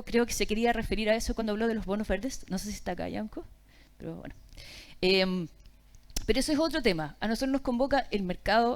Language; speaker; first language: Spanish; native; Spanish